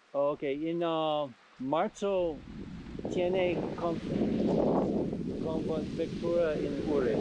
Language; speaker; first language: Spanish; non-native, learner; English